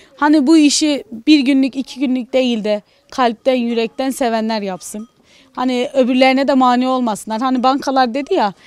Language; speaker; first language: Turkish; native; Turkish